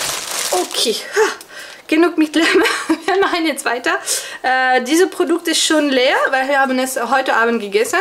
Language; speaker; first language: German; non-native, fluent; French